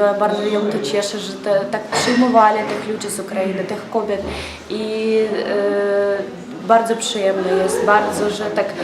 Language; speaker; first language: Polish; non-native, learner; Ukrainian